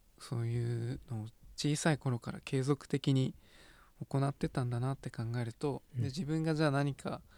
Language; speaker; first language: Japanese; native; Japanese